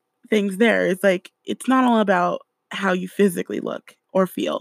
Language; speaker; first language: English; native; English